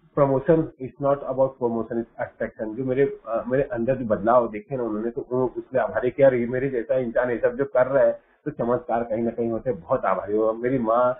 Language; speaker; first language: Hindi; native; Hindi